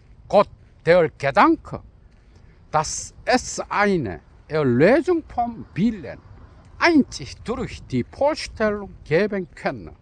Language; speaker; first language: German; non-native, learner; Korean